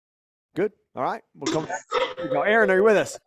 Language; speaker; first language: English; native; English